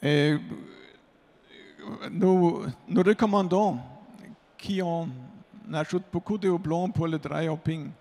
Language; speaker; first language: French; non-native, fluent; German